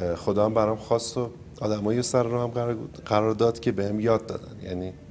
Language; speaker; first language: Persian; native; Persian